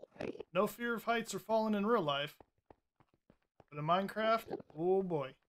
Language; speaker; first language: English; native; English